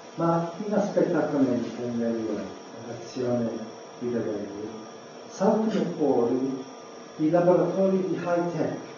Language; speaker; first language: Italian; non-native, fluent; English